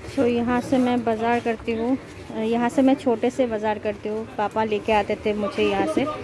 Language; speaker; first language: Hindi; non-native, local second language; Bangla